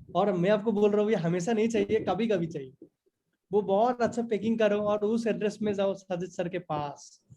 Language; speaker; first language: Hindi; non-native, local second language; Assamese